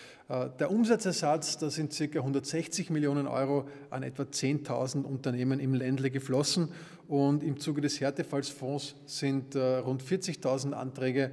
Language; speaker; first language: German; native; German